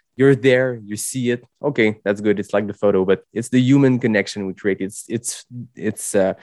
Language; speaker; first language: English; non-native, fluent; French